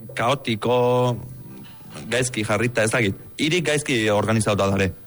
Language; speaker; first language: Basque; early bilingual, other home language; Romanian